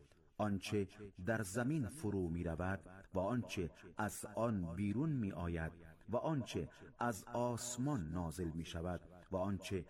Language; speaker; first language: Persian; native; Persian